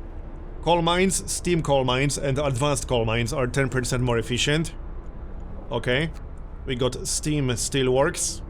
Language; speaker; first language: English; native; English